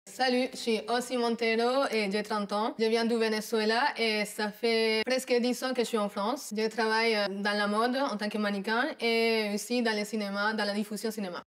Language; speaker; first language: French; non-native, fluent; Spanish